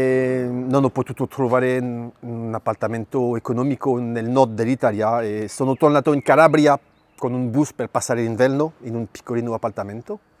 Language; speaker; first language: Italian; non-native, fluent; French